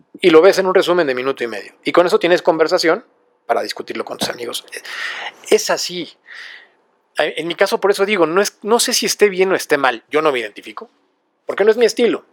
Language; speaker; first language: Spanish; native; Spanish